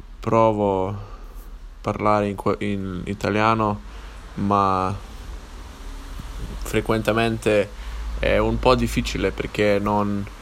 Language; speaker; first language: Italian; non-native, learner; English